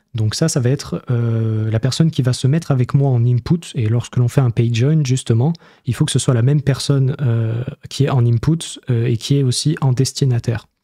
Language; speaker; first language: French; native; French